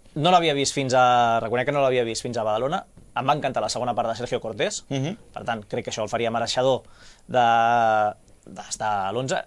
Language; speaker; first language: Catalan; native; Catalan